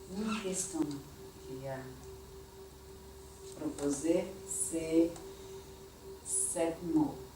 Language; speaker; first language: French; non-native, fluent; Portuguese